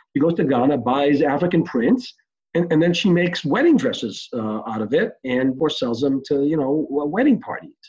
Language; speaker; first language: English; early bilingual, other home language; Hebrew